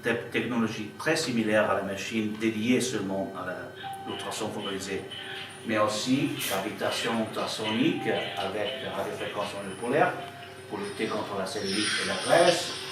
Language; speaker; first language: French; non-native, fluent; Italian